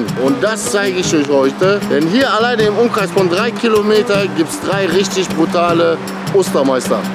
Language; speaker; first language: German; native; German